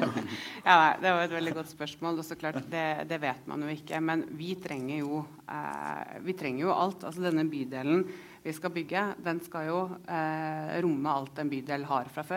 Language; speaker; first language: Norwegian; native; Norwegian